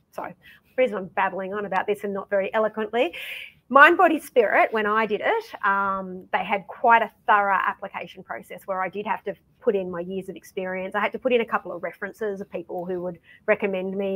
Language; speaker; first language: English; native; English